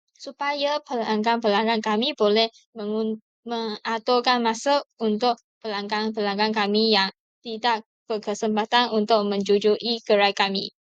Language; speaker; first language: Malay; non-native, local second language; Chinese